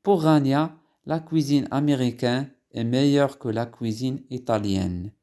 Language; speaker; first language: French; non-native, local second language; Arabic